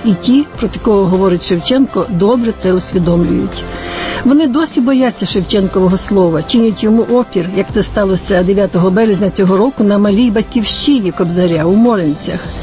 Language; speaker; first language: Ukrainian; native; Ukrainian